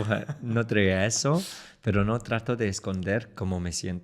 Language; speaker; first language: Spanish; non-native, fluent; English